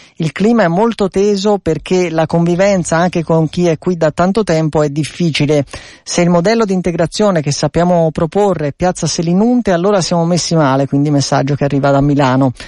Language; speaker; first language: Italian; native; Italian